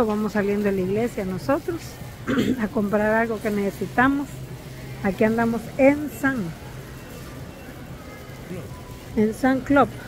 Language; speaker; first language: Spanish; native; Spanish